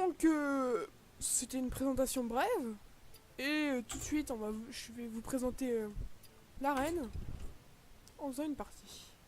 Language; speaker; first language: French; native; French